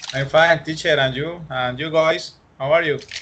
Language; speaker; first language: English; non-native, learner; Spanish